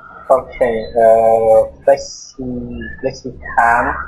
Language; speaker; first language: English; non-native, learner; Vietnamese